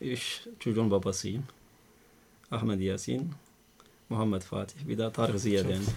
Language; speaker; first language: Turkish; non-native, fluent; Arabic